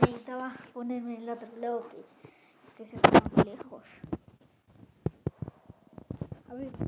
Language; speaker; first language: Spanish; early bilingual, other home language; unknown